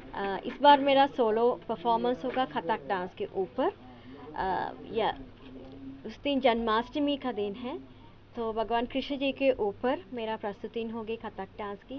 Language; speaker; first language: Hindi; non-native, fluent; Sinhala